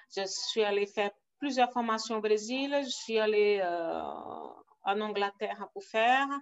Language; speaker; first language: French; non-native, fluent; Portuguese